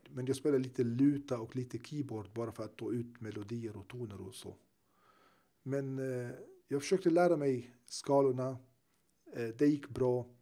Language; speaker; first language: Swedish; early bilingual, other home language; Turoyo